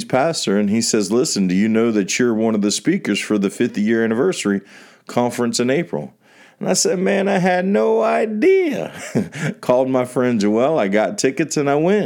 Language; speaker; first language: English; native; English